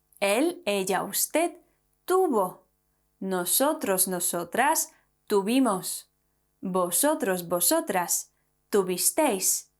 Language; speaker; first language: Spanish; non-native, fluent; Polish